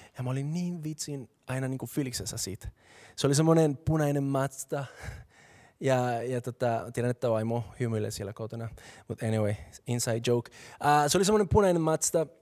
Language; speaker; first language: Finnish; non-native, fluent; Spanish